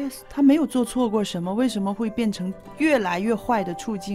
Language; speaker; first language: Chinese; native; Chinese